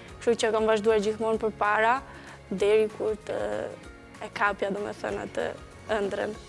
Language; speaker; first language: Albanian; early bilingual, heritage; Albanian